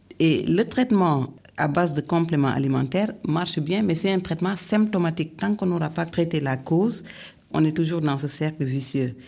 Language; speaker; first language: French; non-native, local second language; Wolof